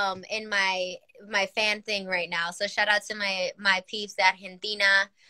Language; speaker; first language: English; early bilingual, other home language; Spanish